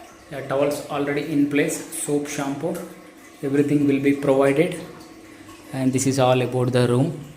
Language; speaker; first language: English; non-native, local second language; Telugu